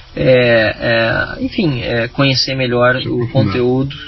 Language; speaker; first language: Portuguese; native; Portuguese